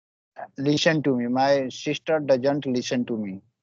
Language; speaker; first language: English; non-native, learner; Hindi